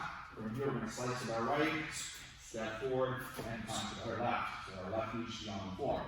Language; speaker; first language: English; native; English